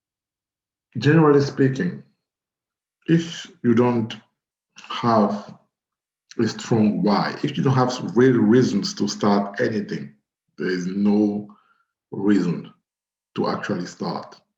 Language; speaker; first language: English; non-native, fluent; French